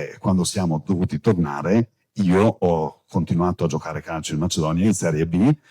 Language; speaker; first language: Italian; non-native, fluent; Turkish